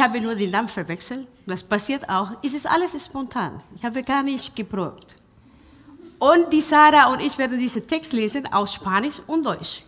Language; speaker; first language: German; non-native, fluent; Spanish